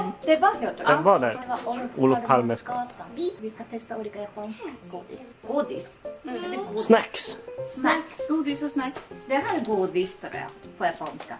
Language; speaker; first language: Swedish; non-native, learner; Japanese